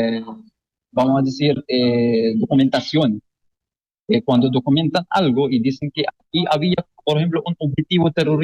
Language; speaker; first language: Spanish; non-native, fluent; Arabic